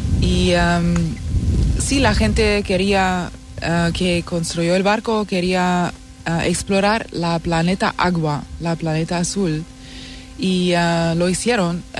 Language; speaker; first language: Spanish; non-native, fluent; German